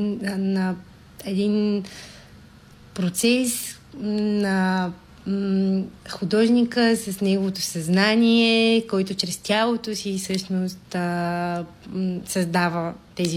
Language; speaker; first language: Bulgarian; native; Bulgarian